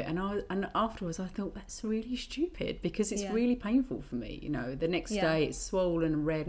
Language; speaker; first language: English; native; English